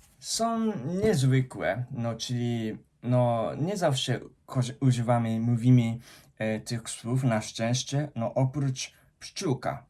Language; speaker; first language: Polish; non-native, fluent; Japanese